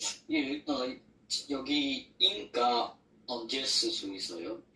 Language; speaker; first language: Korean; non-native, learner; Chinese